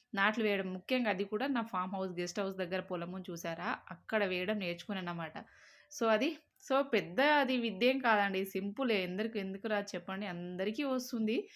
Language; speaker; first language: Telugu; native; Telugu